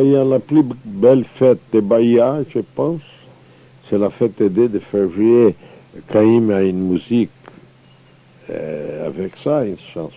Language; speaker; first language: French; non-native, fluent; Portuguese